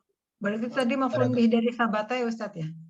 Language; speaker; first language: Indonesian; native; Indonesian